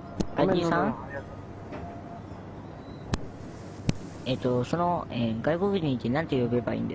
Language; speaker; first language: Japanese; native; Japanese